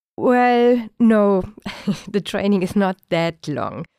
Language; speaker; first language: English; non-native, fluent; German